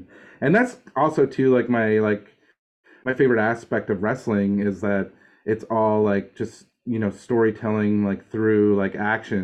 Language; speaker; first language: English; native; English